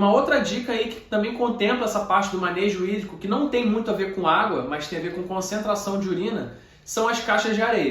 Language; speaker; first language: Portuguese; native; Portuguese